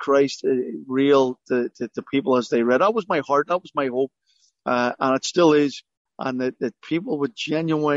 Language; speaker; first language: English; native; English